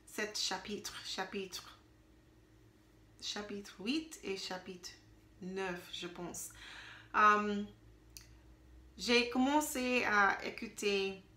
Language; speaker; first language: French; non-native, learner; English